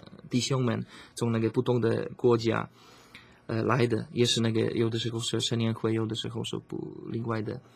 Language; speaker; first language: Chinese; non-native, learner; Slovak